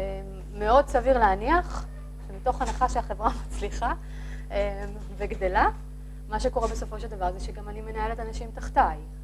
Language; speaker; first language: Hebrew; native; Hebrew